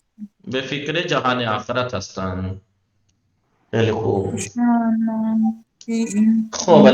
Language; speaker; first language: Persian; non-native, fluent; Urdu